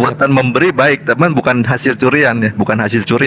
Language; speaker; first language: Indonesian; native; Indonesian